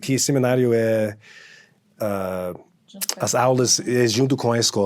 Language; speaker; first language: Portuguese; non-native, fluent; English